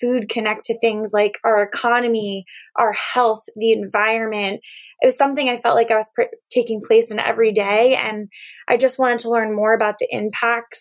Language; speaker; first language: English; native; English